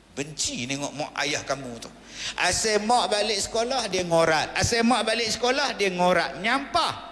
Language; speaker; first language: Malay; native; Malay